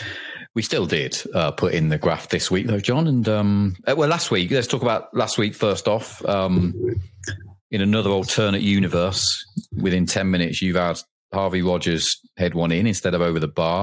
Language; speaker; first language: English; native; English